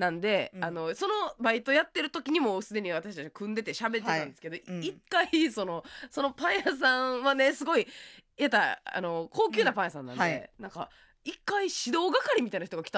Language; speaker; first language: Japanese; native; Japanese